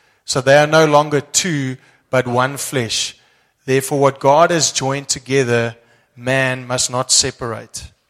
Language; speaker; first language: English; native; English